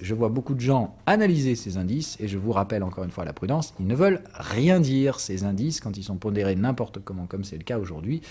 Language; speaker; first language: French; native; French